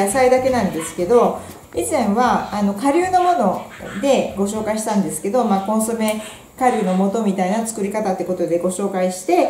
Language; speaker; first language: Japanese; native; Japanese